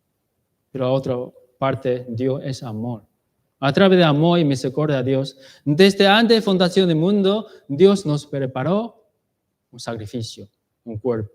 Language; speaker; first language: Spanish; non-native, learner; Chinese